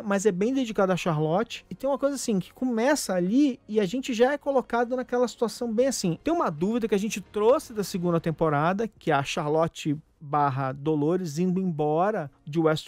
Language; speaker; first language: Portuguese; native; Portuguese